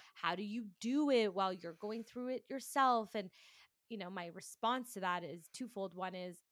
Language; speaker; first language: English; native; English